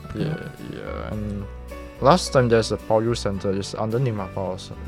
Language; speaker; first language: English; non-native, local second language; Min Nan Chinese